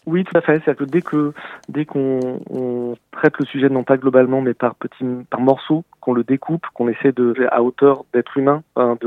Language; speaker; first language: French; native; French